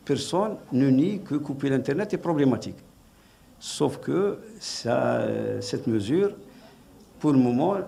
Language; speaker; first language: French; non-native, local second language; Arabic